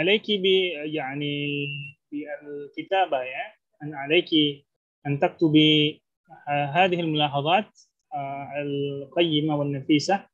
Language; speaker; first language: Arabic; non-native, fluent; Indonesian